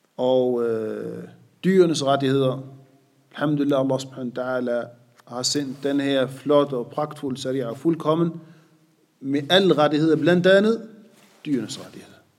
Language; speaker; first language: Danish; non-native, fluent; Arabic